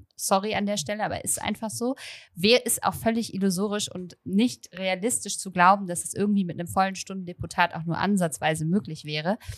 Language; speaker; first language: German; native; German